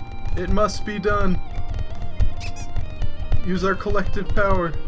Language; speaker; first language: English; native; English